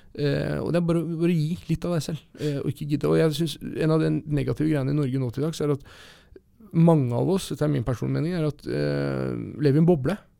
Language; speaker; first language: Norwegian; early bilingual, other home language; Persian